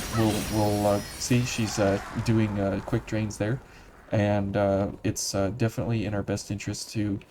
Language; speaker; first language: English; native; English